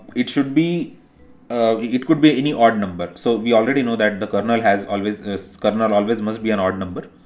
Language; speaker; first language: English; non-native, local second language; Marathi